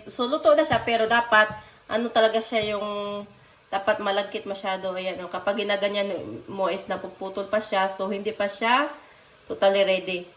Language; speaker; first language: Filipino; non-native, local second language; Cebuano